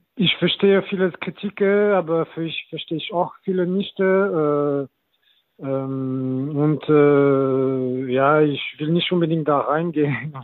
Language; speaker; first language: German; non-native, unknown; French